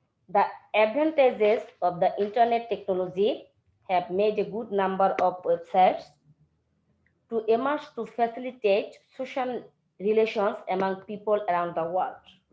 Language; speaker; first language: English; non-native, local second language; Bangla